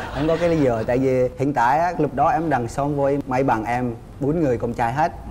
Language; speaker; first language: Vietnamese; non-native, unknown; Indonesian